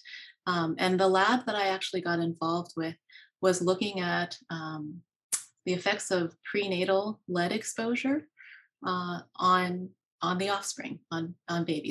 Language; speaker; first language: English; native; English